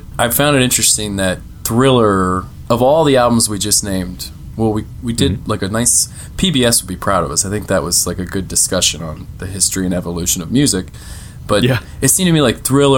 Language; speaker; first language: English; native; English